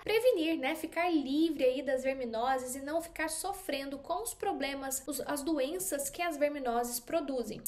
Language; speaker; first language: Portuguese; native; Portuguese